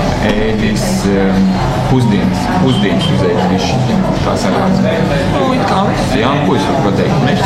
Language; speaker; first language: Latvian; native; Latvian